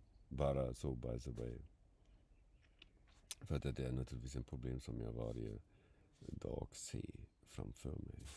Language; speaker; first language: Swedish; non-native, fluent; German